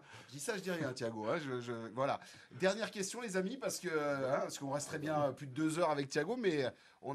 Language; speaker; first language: French; native; French